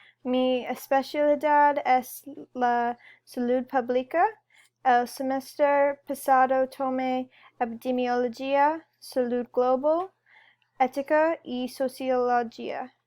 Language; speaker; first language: Spanish; non-native, learner; English